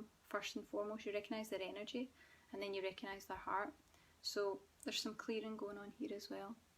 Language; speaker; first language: English; native; English